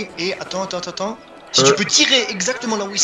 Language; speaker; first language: French; native; French